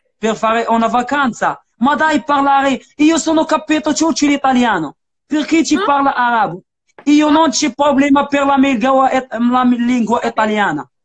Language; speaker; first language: Italian; non-native, learner; Arabic